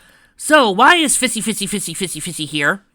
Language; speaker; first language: English; native; English